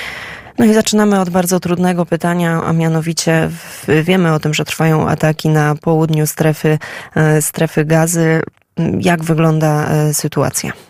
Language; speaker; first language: Polish; native; Polish